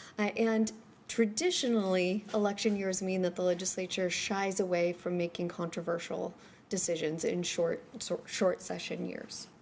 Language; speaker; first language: English; native; English